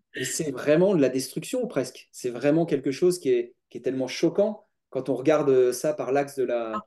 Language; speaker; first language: French; native; French